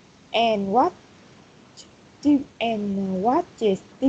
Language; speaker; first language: English; non-native, learner; Vietnamese